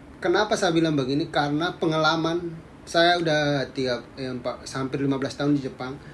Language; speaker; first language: Indonesian; native; Indonesian